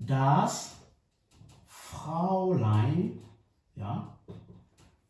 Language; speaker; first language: German; non-native, fluent; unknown